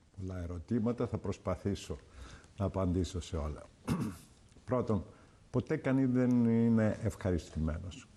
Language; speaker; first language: Greek; early bilingual, heritage; Greek